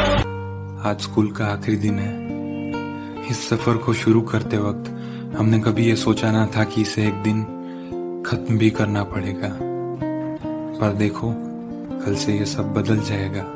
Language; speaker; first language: Hindi; native; Hindi